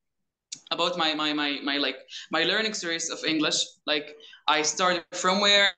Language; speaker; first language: English; non-native, learner; Arabic